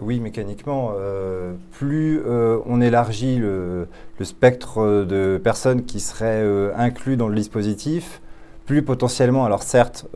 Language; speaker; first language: French; native; French